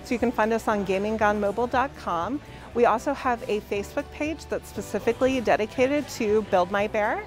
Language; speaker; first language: English; native; English